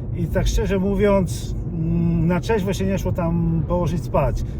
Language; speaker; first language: Polish; native; Polish